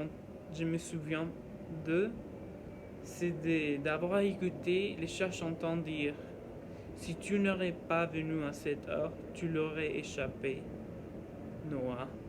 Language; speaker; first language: French; non-native, learner; Norwegian